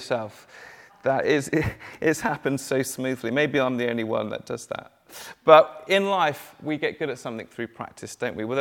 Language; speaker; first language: English; native; English